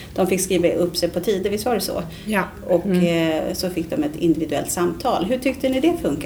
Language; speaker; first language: Swedish; native; Swedish